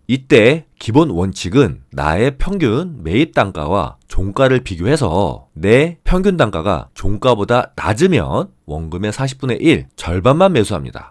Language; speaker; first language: Korean; native; Korean